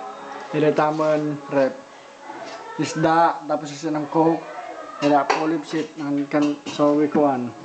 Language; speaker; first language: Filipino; non-native, local second language; Bikol